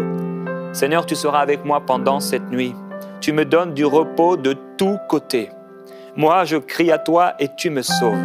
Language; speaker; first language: French; non-native, local second language; Haitian Creole